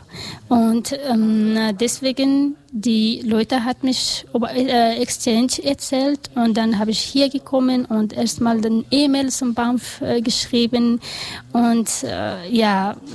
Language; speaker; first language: German; non-native, learner; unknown